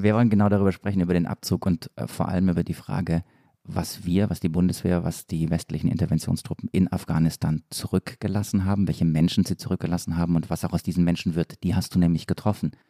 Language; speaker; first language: German; native; German